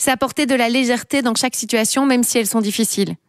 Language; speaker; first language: French; native; French